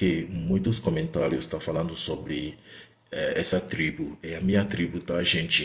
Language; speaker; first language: Portuguese; non-native, fluent; Igbo